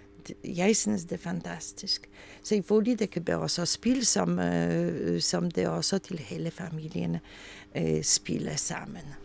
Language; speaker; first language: Danish; non-native, learner; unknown